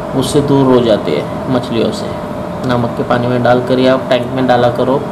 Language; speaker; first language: Hindi; non-native, local second language; Marathi